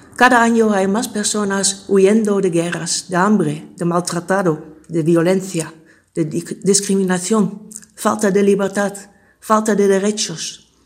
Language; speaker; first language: Spanish; non-native, fluent; Dutch